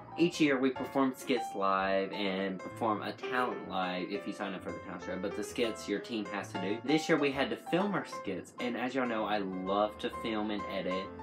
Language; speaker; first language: English; native; English